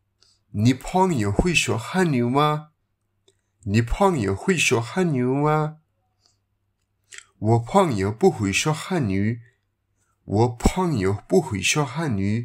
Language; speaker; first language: Chinese; non-native, fluent; Bangla